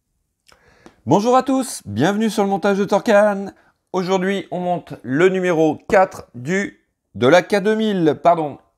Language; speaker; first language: French; native; French